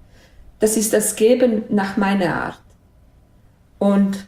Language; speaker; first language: German; non-native, fluent; Bosnian